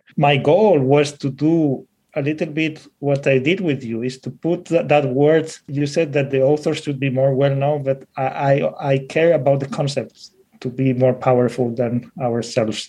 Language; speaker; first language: English; non-native, fluent; Spanish